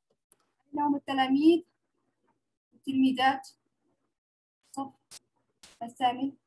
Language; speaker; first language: Arabic; non-native, fluent; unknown